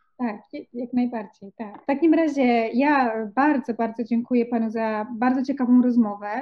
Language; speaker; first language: Polish; native; Polish